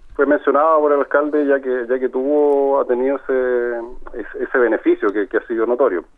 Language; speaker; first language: Spanish; native; Spanish